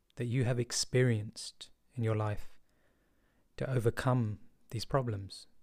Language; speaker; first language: English; early bilingual, other home language; Hindi